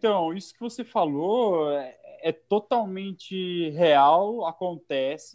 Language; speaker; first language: Portuguese; native; Portuguese